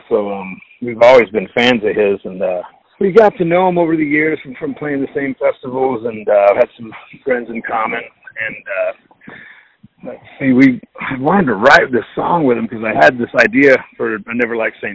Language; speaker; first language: English; native; English